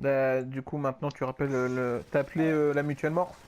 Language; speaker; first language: French; native; French